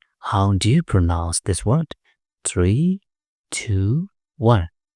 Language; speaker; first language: English; non-native, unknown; Burmese